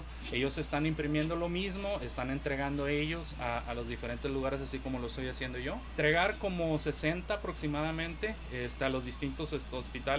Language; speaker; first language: Spanish; native; Spanish